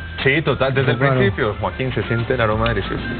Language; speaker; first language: Spanish; native; Spanish